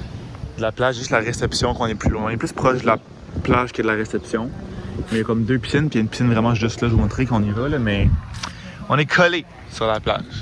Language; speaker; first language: French; native; French